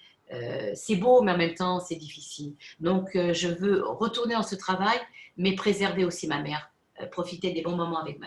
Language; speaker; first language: French; non-native, fluent; Spanish